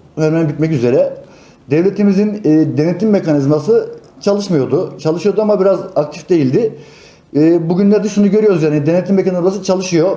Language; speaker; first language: Turkish; native; Turkish